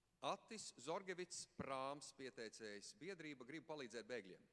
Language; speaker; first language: Latvian; native; Latvian